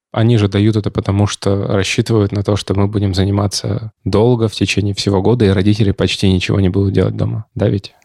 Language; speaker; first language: Russian; native; Russian